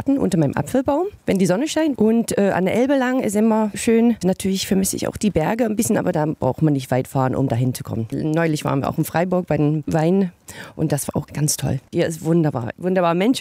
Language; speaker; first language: German; non-native, fluent; English